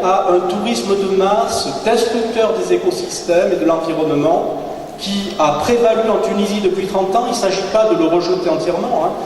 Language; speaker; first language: French; native; French